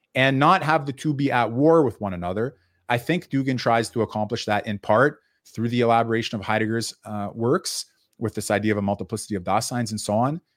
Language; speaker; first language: English; native; English